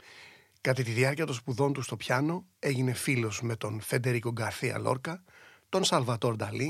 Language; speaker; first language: Greek; native; Greek